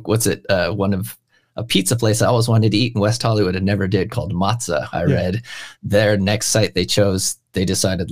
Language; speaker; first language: English; native; English